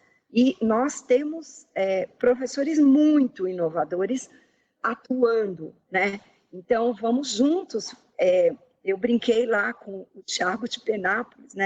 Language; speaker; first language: Portuguese; native; Portuguese